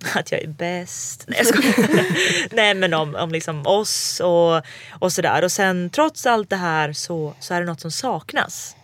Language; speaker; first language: Swedish; early bilingual, other home language; Croatian